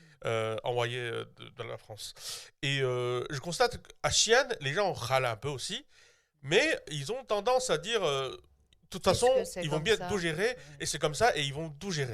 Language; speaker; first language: French; non-native, fluent; Chinese